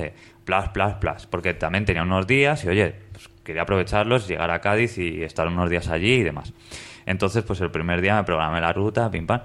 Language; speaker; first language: Spanish; native; Spanish